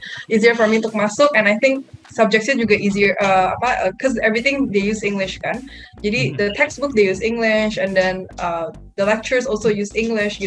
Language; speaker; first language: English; non-native, fluent; Indonesian